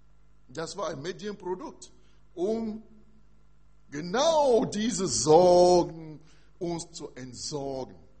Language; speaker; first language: German; non-native, learner; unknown